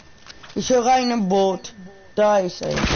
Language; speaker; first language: German; non-native, learner; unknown